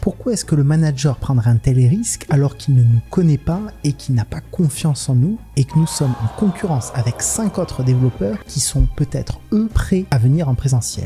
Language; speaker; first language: French; native; French